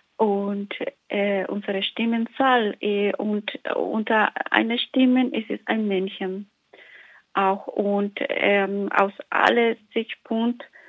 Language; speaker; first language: German; non-native, learner; Spanish